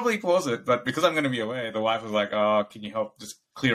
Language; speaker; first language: English; non-native, local second language; Bangla